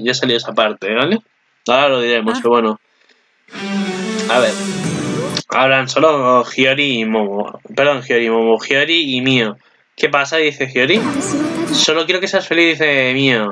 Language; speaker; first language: Spanish; native; Spanish